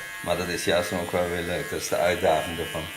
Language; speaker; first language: Dutch; native; Dutch